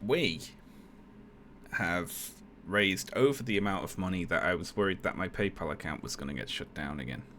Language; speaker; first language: English; native; English